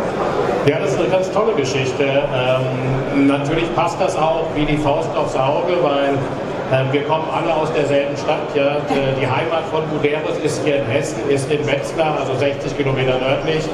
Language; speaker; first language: German; native; German